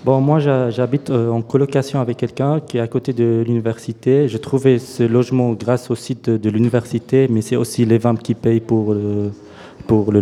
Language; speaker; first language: French; non-native, fluent; Arabic